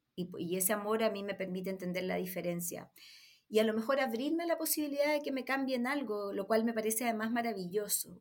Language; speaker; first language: Spanish; native; Spanish